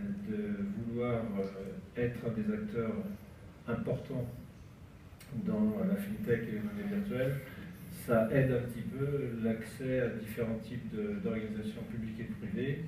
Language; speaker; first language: French; native; French